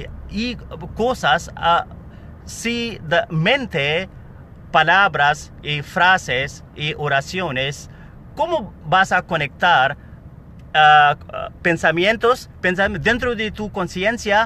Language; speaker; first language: Spanish; non-native, learner; Pashto